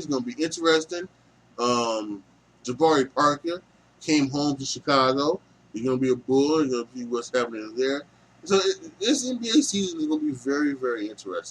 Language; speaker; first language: English; native; English